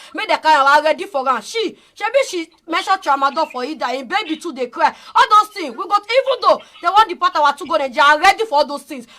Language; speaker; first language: Nigerian Pidgin; non-native, local second language; Yoruba